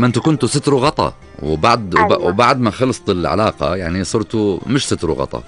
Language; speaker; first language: Arabic; native; Arabic